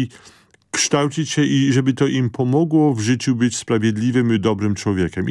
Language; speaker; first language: Polish; early bilingual, heritage; Polish